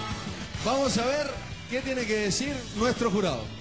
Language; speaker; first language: Spanish; native; Spanish